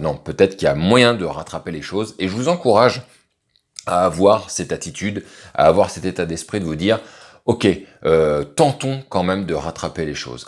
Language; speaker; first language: French; native; French